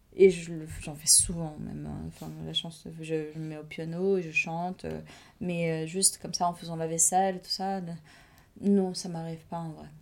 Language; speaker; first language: French; non-native, fluent; Portuguese